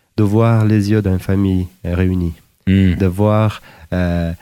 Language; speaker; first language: French; non-native, fluent; Uzbek